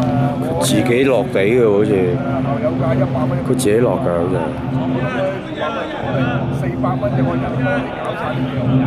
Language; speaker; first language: Chinese; native; Chinese